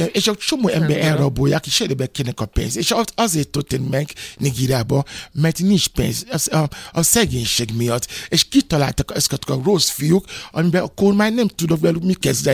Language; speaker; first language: Hungarian; non-native, fluent; Yoruba